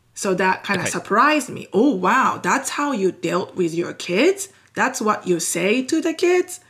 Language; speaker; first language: English; non-native, fluent; Japanese